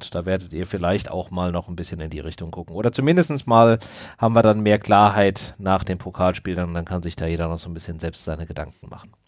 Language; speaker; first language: German; native; German